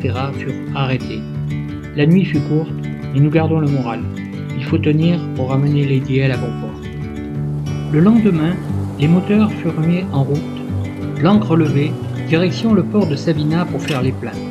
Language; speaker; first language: French; native; French